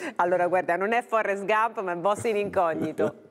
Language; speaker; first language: Italian; native; Italian